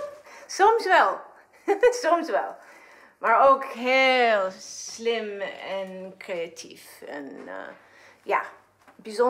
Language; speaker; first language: Dutch; non-native, fluent; English